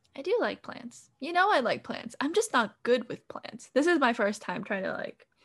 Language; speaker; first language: English; early bilingual, other home language; Korean